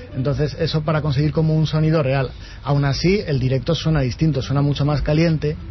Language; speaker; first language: Spanish; native; Spanish